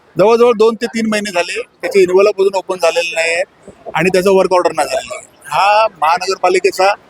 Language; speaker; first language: Marathi; native; Marathi